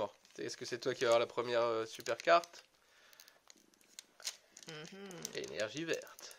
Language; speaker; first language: French; native; French